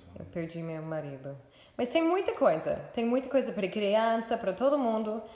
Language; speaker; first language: Portuguese; non-native, fluent; English